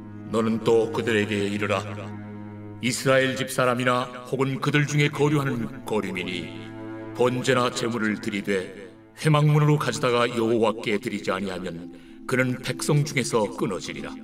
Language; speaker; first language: Korean; native; Korean